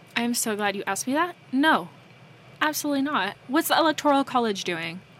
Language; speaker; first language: English; native; English